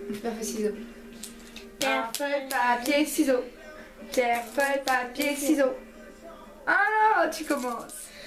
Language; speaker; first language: French; early bilingual, other home language; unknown